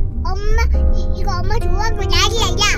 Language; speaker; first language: Korean; early bilingual, heritage; Korean